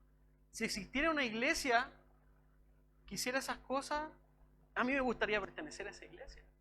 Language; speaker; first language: Spanish; native; Spanish